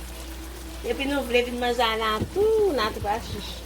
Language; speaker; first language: French; non-native, learner; Haitian Creole